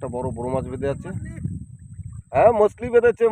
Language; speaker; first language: Bangla; native; Bangla